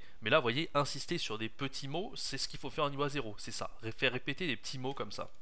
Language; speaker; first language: French; native; French